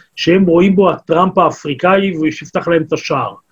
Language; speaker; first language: Hebrew; native; Hebrew